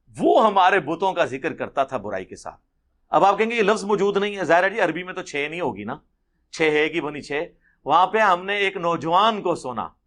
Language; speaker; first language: Urdu; non-native, local second language; Punjabi